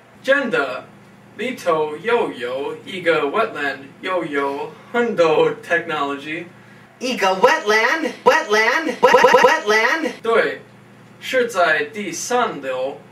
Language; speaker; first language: Chinese; non-native, learner; English